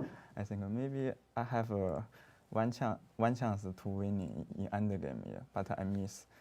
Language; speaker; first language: English; non-native, learner; Chinese